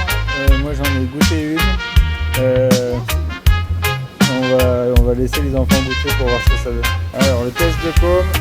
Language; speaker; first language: French; native; French